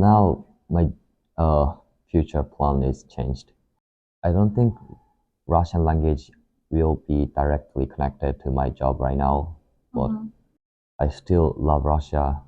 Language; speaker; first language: English; non-native, learner; Japanese